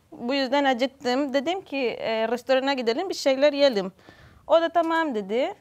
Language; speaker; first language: Turkish; non-native, learner; Spanish